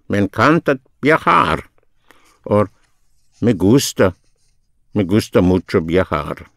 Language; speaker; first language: Spanish; non-native, fluent; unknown